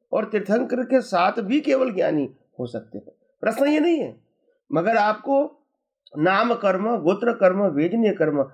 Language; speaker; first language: Hindi; non-native, local second language; Gujarati